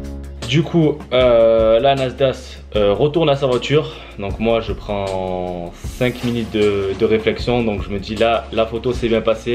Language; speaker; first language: French; native; French